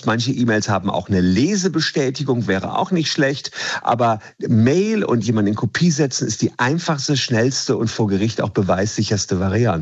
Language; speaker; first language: German; native; German